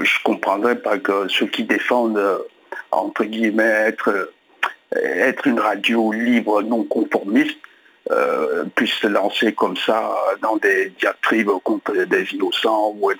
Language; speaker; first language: French; native; French